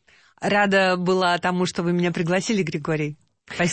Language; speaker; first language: Russian; native; Russian